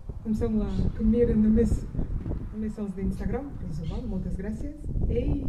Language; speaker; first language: Catalan; non-native, fluent; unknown